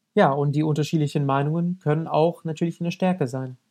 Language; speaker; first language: German; non-native, fluent; English